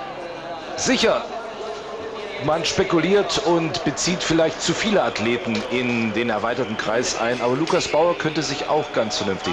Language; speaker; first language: German; native; German